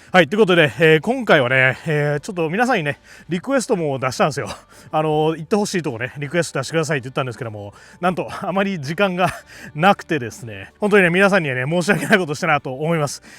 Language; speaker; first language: Japanese; native; Japanese